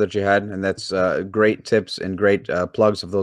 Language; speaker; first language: English; native; English